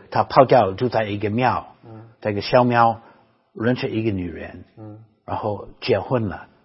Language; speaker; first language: Chinese; non-native, fluent; English